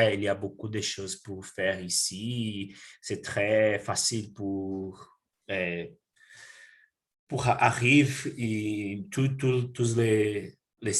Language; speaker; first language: French; non-native, learner; Portuguese